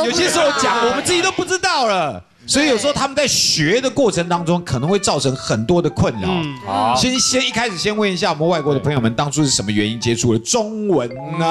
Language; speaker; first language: Chinese; native; Chinese